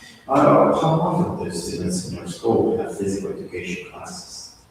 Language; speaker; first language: English; non-native, fluent; Kazakh